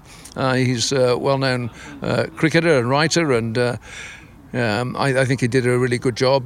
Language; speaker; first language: English; native; English